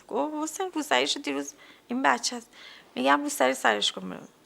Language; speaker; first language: Persian; native; Persian